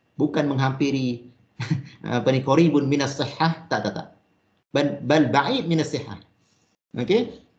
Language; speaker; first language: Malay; native; Malay